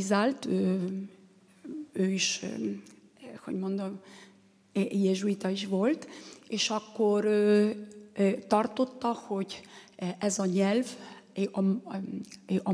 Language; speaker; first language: Hungarian; non-native, learner; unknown